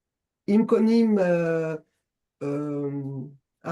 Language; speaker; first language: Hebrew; non-native, learner; French